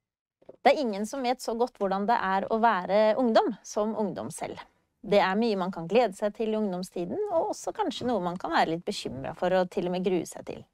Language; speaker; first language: Norwegian; native; Norwegian